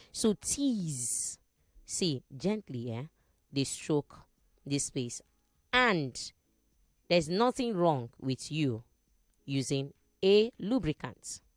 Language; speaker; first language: Nigerian Pidgin; non-native, local second language; Igbo